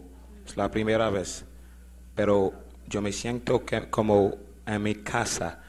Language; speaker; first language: Spanish; non-native, learner; Haitian Creole